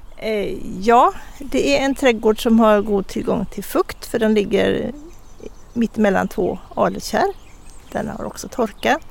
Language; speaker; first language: Swedish; native; Swedish